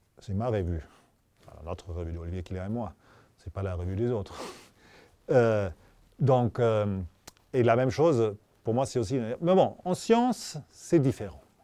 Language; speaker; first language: French; non-native, fluent; German